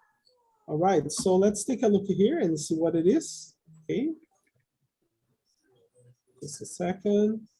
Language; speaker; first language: English; non-native, fluent; Portuguese